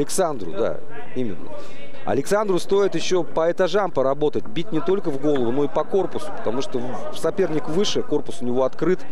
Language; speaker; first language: Russian; native; Russian